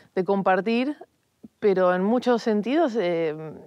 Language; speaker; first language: Spanish; native; Spanish